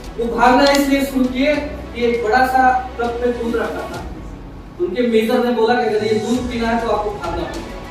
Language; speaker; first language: Hindi; native; Hindi